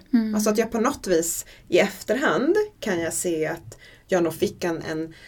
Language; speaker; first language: Swedish; native; Swedish